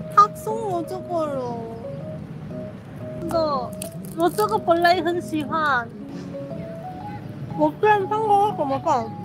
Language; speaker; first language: Chinese; non-native, fluent; Korean